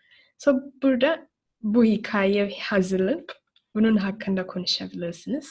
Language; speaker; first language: Turkish; non-native, learner; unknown